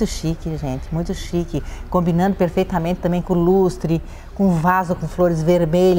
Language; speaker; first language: Portuguese; native; Portuguese